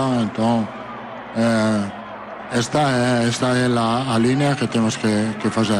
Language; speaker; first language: Portuguese; non-native, fluent; Italian